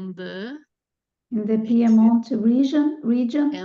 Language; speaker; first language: English; non-native, fluent; Portuguese